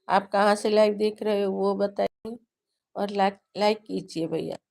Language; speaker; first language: Hindi; non-native, local second language; Gujarati